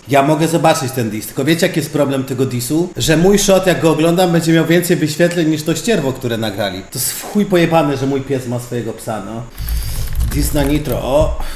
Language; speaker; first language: Polish; native; Polish